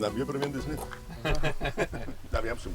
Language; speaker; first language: German; native; German